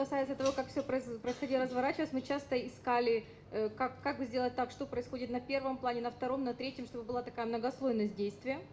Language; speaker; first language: Russian; native; Russian